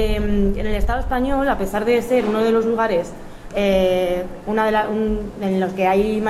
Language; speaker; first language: Spanish; native; Spanish